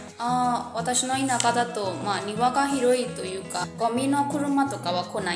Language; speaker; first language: Japanese; non-native, fluent; Burmese